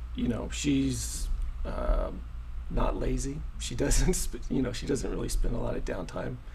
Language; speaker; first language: English; native; English